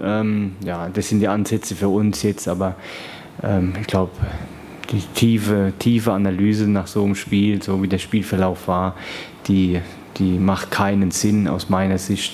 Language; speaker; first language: German; native; German